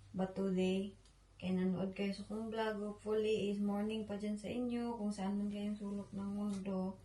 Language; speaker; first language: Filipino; non-native, local second language; Cebuano